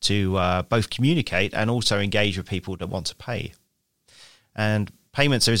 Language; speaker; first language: English; native; English